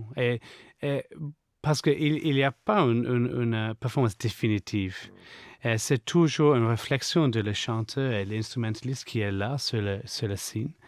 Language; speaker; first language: French; non-native, fluent; English